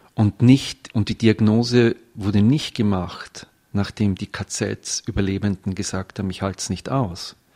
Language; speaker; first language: German; native; German